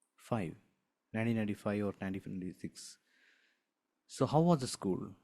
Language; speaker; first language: English; non-native, local second language; Malayalam